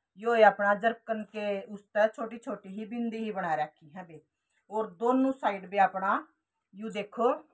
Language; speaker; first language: Hindi; native; Hindi